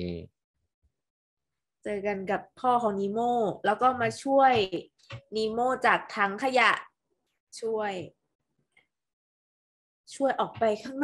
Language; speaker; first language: Thai; native; Thai